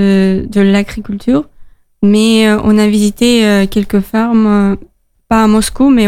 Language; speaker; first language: French; non-native, learner; Russian